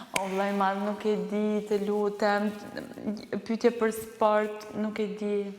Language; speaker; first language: Albanian; early bilingual, heritage; Albanian